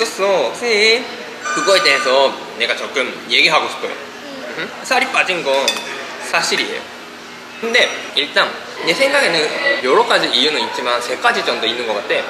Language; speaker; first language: Korean; non-native, fluent; Japanese